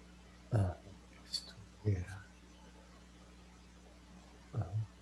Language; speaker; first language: Spanish; non-native, learner; English